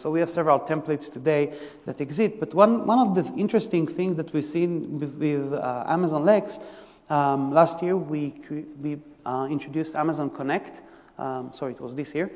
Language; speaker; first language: English; non-native, fluent; Hebrew